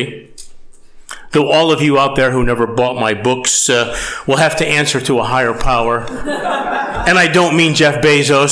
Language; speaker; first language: English; native; English